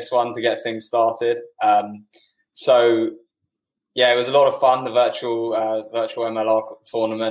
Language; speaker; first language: English; native; English